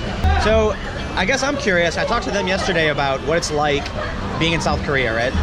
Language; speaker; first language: English; native; English